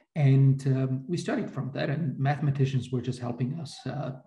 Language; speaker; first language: English; non-native, fluent; Slovak